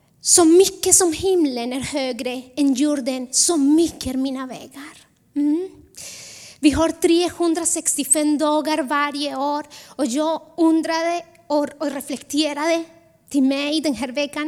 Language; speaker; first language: Swedish; non-native, fluent; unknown